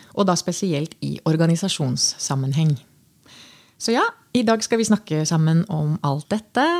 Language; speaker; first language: Norwegian; native; Norwegian